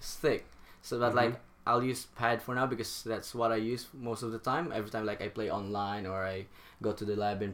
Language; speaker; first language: English; non-native, local second language; Filipino